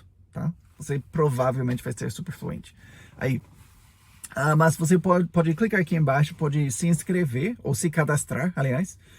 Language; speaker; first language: Portuguese; non-native, fluent; English